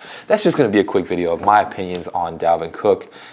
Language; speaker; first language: English; native; English